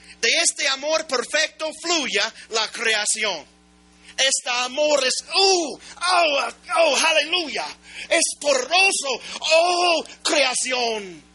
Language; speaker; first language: Spanish; non-native, learner; English